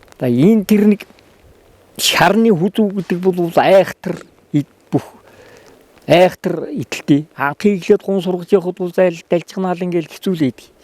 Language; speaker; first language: Mongolian; native; Mongolian